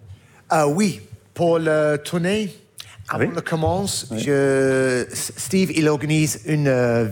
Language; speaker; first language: French; non-native, learner; English